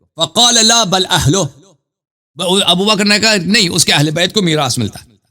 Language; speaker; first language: Urdu; non-native, fluent; Persian